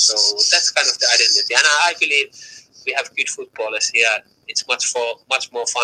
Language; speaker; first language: English; non-native, fluent; Finnish